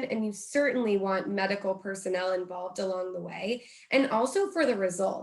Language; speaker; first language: English; native; English